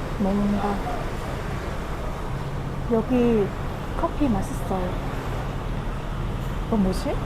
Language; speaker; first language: Korean; non-native, learner; Vietnamese